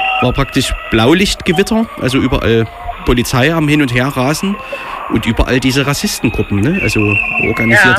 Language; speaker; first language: German; native; German